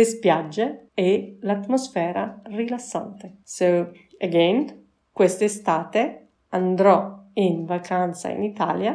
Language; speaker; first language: Italian; non-native, fluent; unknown